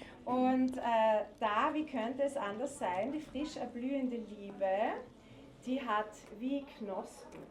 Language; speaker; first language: German; native; German